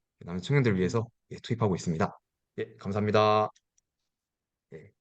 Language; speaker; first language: Korean; native; Korean